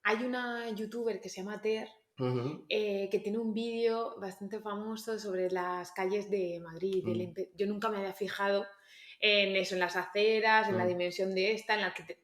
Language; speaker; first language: Spanish; native; Spanish